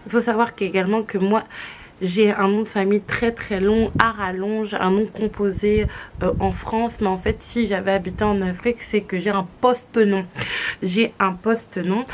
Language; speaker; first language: French; native; French